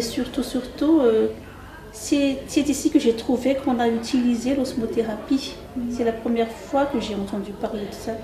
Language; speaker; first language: French; non-native, local second language; Malagasy